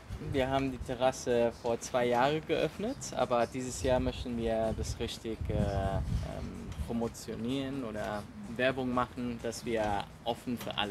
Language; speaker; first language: German; non-native, learner; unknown